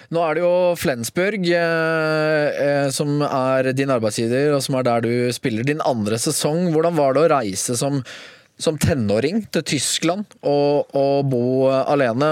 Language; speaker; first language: Norwegian; native; Norwegian